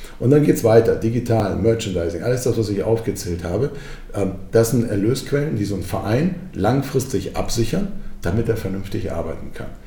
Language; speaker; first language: German; early bilingual, other home language; Croatian